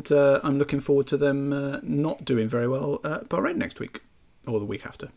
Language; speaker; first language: English; native; English